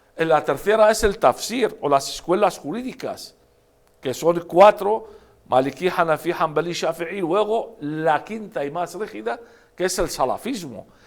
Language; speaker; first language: Spanish; non-native, fluent; Arabic